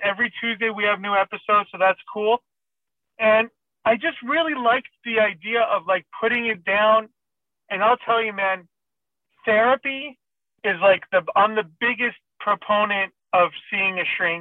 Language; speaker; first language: English; non-native, fluent; Persian